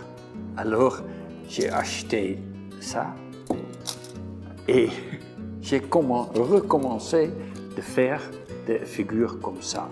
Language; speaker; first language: French; non-native, fluent; Dutch